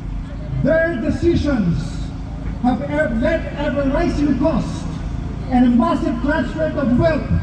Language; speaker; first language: English; non-native, local second language; Filipino